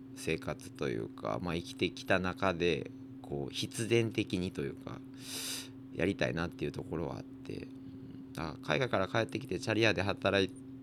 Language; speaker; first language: Japanese; native; Japanese